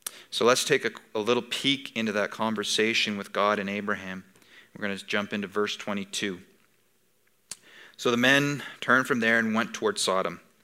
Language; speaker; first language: English; native; English